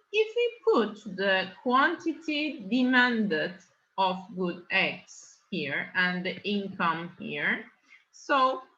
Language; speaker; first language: English; non-native, fluent; Turkish